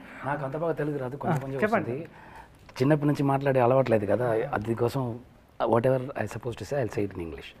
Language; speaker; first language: Telugu; non-native, learner; Tamil